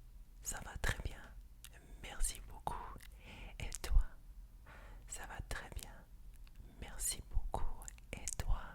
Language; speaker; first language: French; non-native, fluent; English